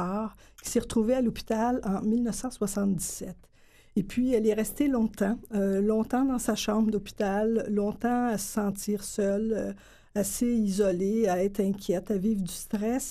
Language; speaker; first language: French; native; French